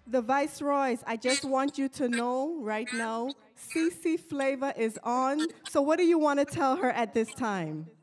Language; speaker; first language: English; native; English